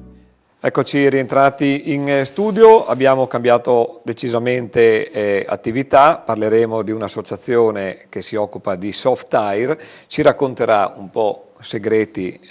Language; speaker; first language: Italian; native; Italian